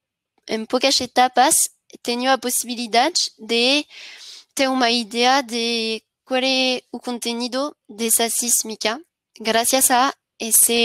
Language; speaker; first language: Spanish; non-native, learner; French